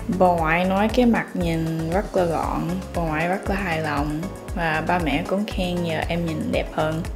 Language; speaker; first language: Vietnamese; early bilingual, heritage; Vietnamese